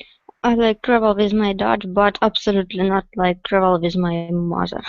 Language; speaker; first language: English; non-native, learner; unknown